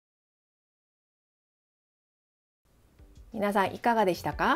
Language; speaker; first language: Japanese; non-native, fluent; Korean